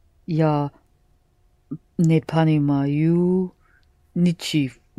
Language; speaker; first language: Russian; non-native, learner; English